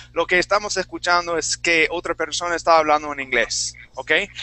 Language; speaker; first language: Spanish; non-native, fluent; English